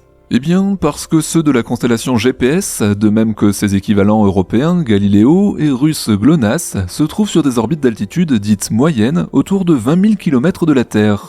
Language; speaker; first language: French; native; French